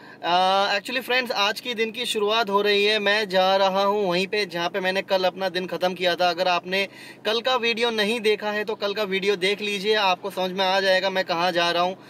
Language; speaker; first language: Hindi; non-native, local second language; Bangla